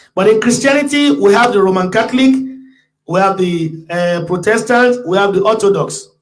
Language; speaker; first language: English; non-native, local second language; Yoruba